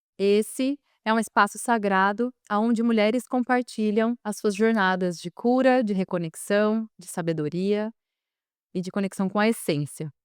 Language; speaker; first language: Portuguese; native; Portuguese